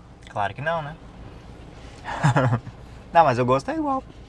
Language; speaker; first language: Portuguese; native; Portuguese